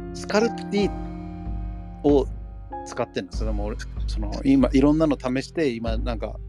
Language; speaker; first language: Japanese; non-native, fluent; English